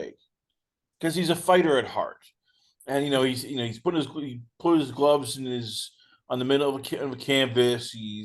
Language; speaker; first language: English; native; English